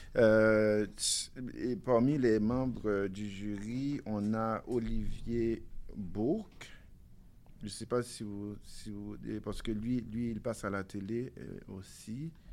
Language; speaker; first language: French; non-native, local second language; Haitian Creole